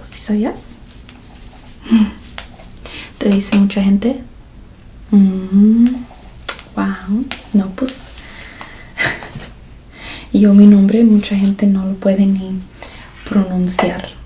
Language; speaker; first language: Spanish; early bilingual, heritage; Spanish